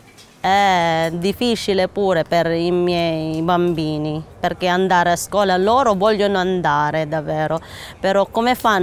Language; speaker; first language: Italian; non-native, learner; Filipino